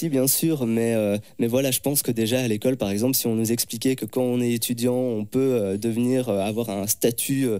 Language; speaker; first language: French; native; French